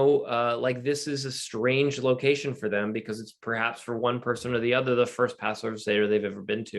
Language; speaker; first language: English; native; English